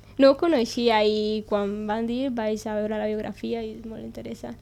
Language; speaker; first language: Catalan; non-native, learner; Spanish